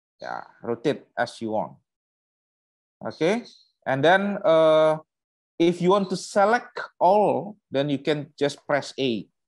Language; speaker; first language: English; non-native, learner; Indonesian